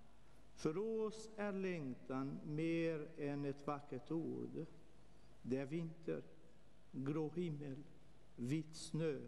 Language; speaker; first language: Swedish; non-native, fluent; Portuguese